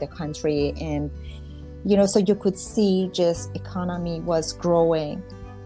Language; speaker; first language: English; non-native, fluent; Persian